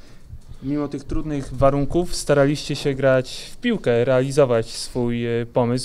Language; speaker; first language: Polish; native; Polish